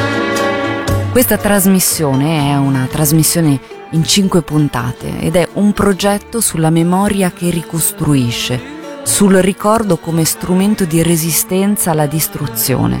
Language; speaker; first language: Italian; native; Italian